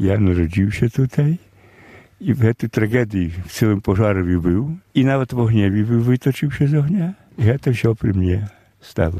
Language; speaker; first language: Polish; non-native, local second language; Belarusian